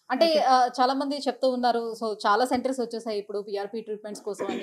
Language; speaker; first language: Telugu; native; Telugu